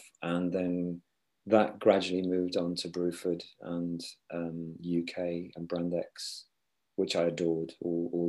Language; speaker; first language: English; native; English